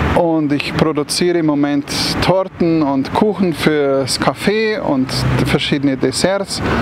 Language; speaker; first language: German; native; German